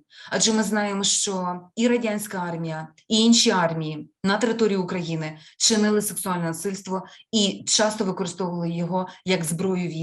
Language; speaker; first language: Ukrainian; native; Ukrainian